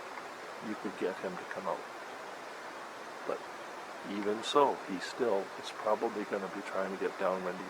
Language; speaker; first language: English; native; English